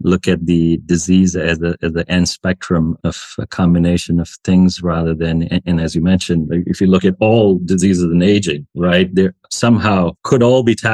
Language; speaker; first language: English; non-native, local second language; Hindi